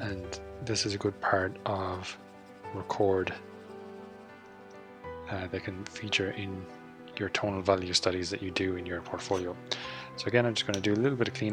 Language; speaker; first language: English; native; English